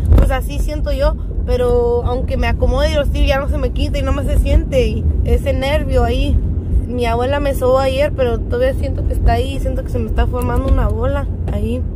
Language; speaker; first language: Spanish; early bilingual, heritage; Spanish